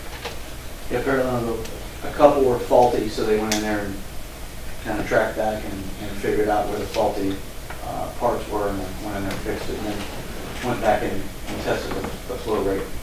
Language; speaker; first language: English; native; English